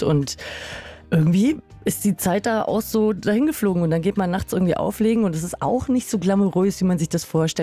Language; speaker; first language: German; native; German